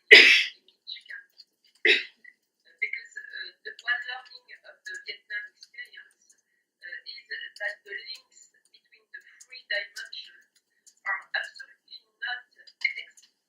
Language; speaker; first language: English; non-native, fluent; French